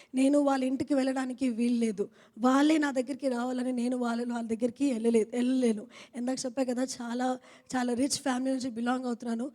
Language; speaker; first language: Telugu; non-native, fluent; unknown